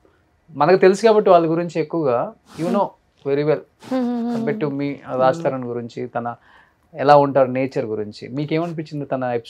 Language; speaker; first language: Telugu; native; Telugu